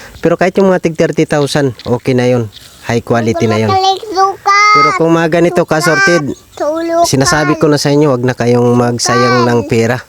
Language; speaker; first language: Filipino; non-native, local second language; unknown